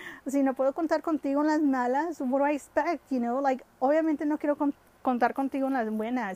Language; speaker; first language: Spanish; early bilingual, heritage; Spanish